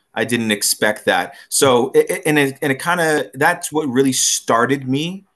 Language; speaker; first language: English; native; English